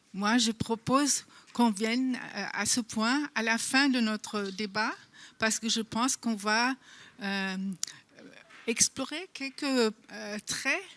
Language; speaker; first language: French; non-native, fluent; German